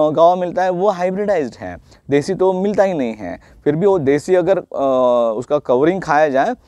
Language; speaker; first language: Hindi; non-native, local second language; Marathi